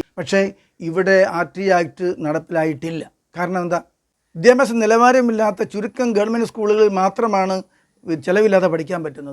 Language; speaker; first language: Malayalam; native; Malayalam